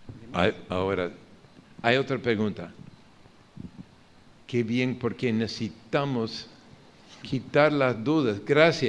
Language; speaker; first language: Spanish; non-native, fluent; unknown